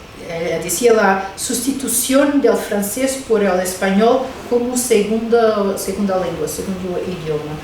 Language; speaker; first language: Spanish; non-native, fluent; Portuguese